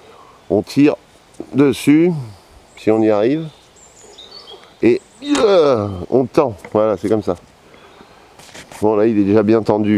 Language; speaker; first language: French; native; French